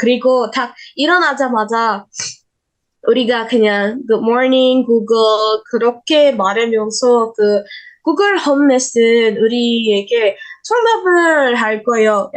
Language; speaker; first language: Korean; non-native, learner; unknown